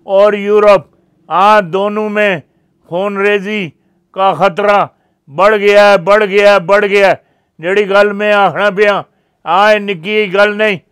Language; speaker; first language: Urdu; non-native, local second language; Punjabi